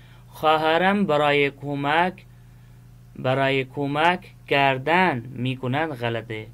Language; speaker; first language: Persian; non-native, fluent; Urdu